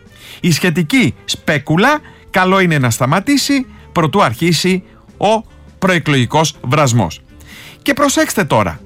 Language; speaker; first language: Greek; native; Greek